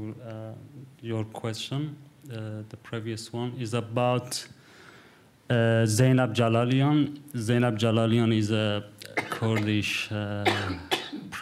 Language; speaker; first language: English; non-native, fluent; Kurdish